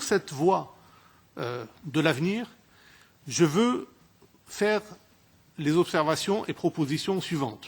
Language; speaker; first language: French; non-native, local second language; Arabic